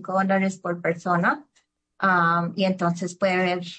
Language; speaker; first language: Spanish; early bilingual, heritage; Spanish